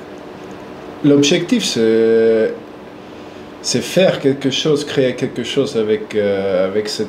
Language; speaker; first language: French; non-native, local second language; German